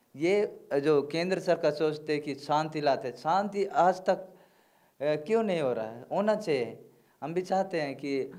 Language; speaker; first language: Hindi; non-native, local second language; Gondi